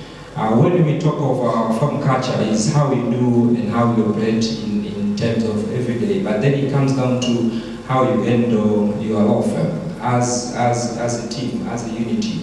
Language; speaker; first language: English; non-native, local second language; Swahili